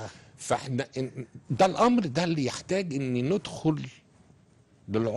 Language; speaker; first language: Arabic; native; Arabic